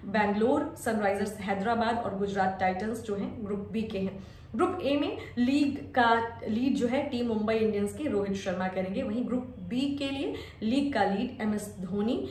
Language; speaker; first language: Hindi; native; Hindi